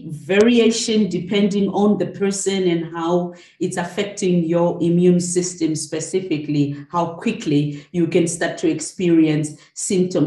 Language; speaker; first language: English; non-native, local second language; Shona